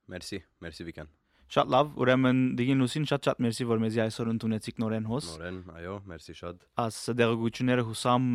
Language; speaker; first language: Armenian; early bilingual, heritage; Armenian